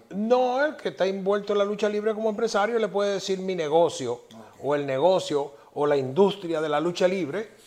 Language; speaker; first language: Spanish; native; Spanish